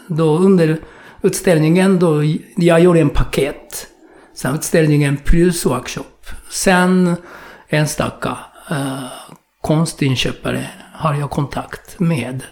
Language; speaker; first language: Swedish; non-native, fluent; Japanese